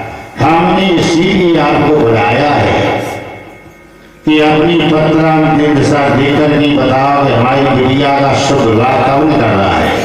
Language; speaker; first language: Hindi; native; Hindi